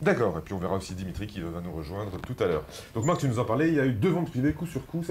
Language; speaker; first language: French; native; French